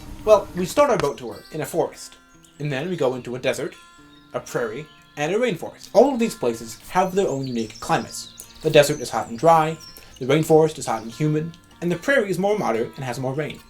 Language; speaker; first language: English; native; English